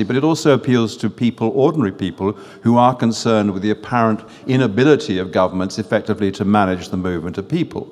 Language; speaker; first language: English; non-native, fluent; French